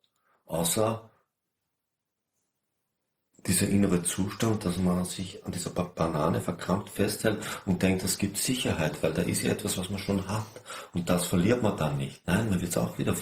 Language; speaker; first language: German; native; German